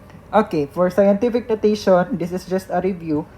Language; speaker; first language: English; non-native, local second language; Cebuano